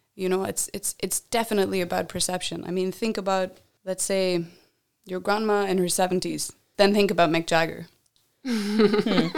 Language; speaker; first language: English; native; English